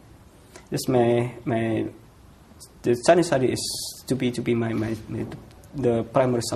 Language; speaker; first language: English; non-native, fluent; Indonesian